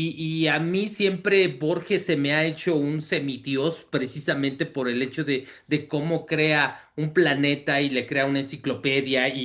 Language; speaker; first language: Spanish; native; Spanish